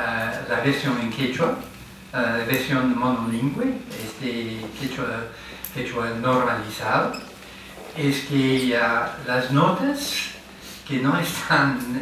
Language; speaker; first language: Spanish; non-native, fluent; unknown